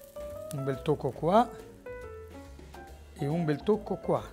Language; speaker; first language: Italian; native; Italian